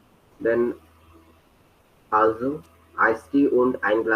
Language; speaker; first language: German; non-native, learner; Hindi